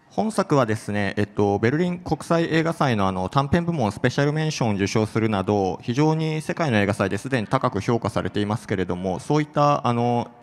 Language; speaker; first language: Japanese; native; Japanese